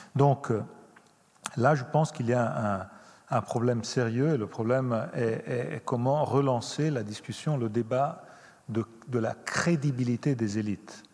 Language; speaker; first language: French; non-native, fluent; Italian